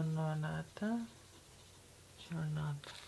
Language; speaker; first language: Italian; non-native, learner; English